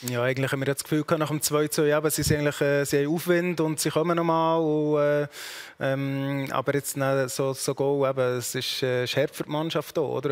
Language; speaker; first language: German; native; German